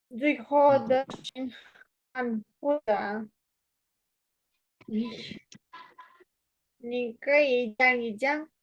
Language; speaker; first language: Chinese; non-native, learner; English